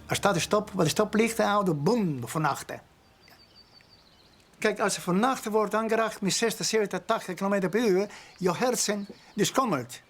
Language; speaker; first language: Dutch; non-native, learner; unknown